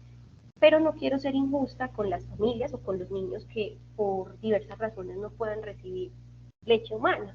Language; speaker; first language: Spanish; native; Spanish